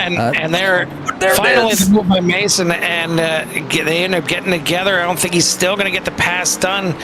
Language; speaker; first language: English; native; English